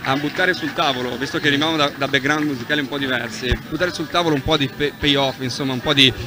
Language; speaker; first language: Italian; native; Italian